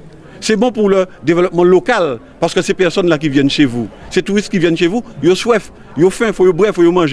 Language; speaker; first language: French; native; French